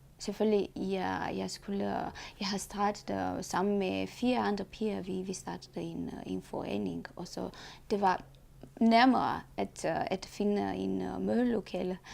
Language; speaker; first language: Danish; non-native, learner; Romanian